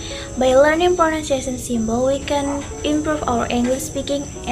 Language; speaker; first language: English; non-native, learner; Indonesian